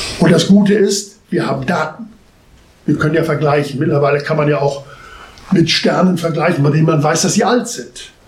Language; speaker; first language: German; native; German